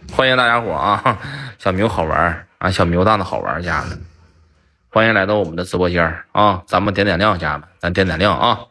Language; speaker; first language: Chinese; native; Chinese